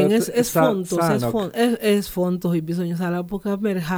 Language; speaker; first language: Hungarian; non-native, fluent; Spanish